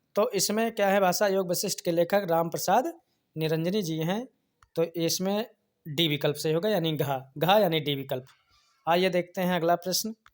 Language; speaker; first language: Hindi; native; Hindi